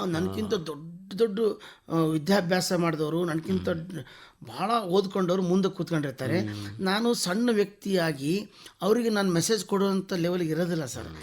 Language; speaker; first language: Kannada; native; Kannada